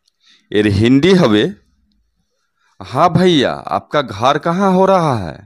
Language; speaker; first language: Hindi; non-native, fluent; Bangla